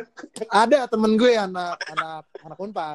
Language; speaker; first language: Indonesian; native; Indonesian